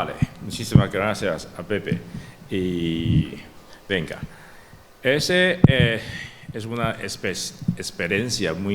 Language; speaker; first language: Spanish; non-native, learner; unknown